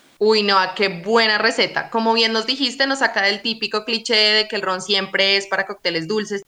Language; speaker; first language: Spanish; native; Spanish